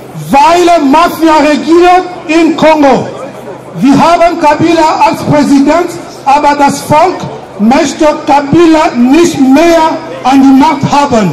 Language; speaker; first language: German; non-native, fluent; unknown